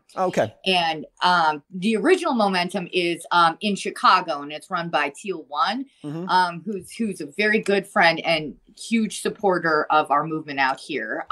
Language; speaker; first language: English; native; English